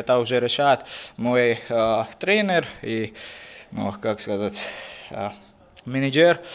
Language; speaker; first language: Russian; non-native, learner; Georgian